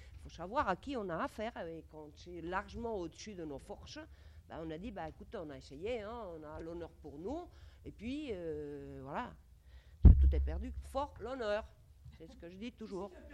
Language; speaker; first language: French; non-native, fluent; Spanish